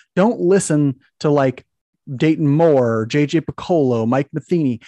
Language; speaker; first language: English; native; English